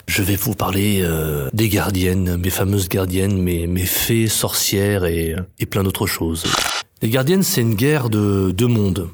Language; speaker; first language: French; native; French